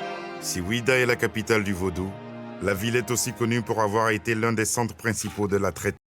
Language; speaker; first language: French; native; French